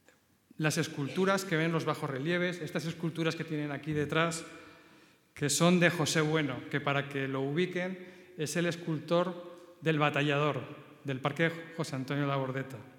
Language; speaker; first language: Spanish; native; Spanish